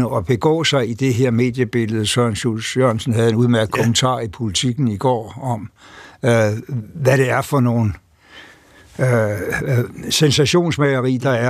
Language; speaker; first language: Danish; native; Danish